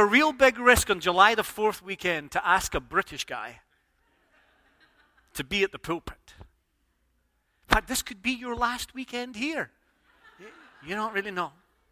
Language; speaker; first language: English; native; English